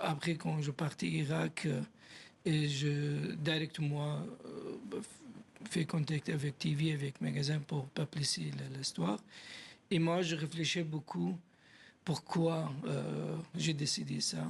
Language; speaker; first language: French; non-native, learner; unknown